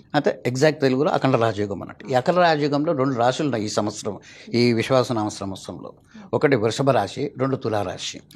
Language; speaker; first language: Telugu; non-native, fluent; Malayalam